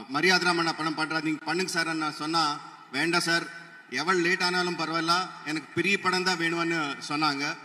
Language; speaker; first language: Tamil; non-native, local second language; Telugu